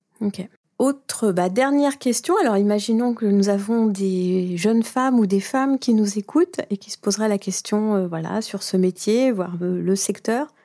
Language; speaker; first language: French; native; French